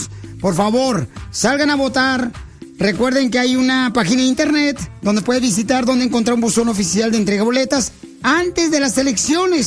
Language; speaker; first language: Spanish; native; Spanish